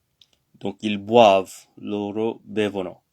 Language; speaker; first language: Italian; non-native, learner; French